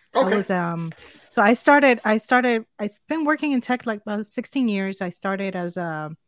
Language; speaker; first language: English; non-native, fluent; Spanish